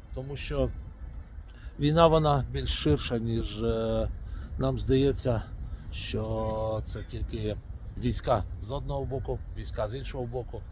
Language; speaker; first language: Ukrainian; non-native, local second language; Russian